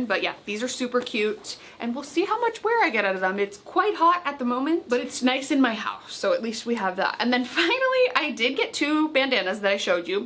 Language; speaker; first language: English; native; English